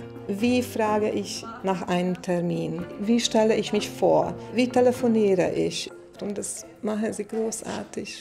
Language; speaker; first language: German; non-native, fluent; Hungarian